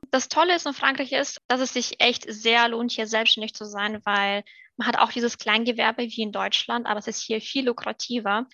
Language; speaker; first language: German; early bilingual, other home language; Russian